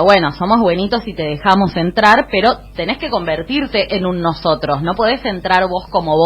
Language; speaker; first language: Spanish; native; Spanish